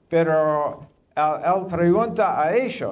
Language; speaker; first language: Spanish; non-native, fluent; English